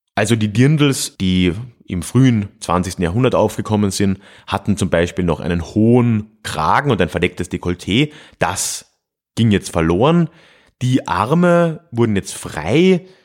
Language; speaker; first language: German; native; German